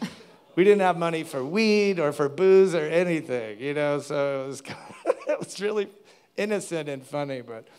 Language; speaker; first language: English; native; English